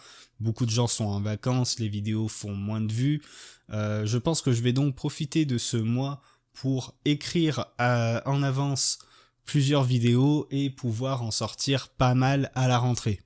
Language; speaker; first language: French; native; French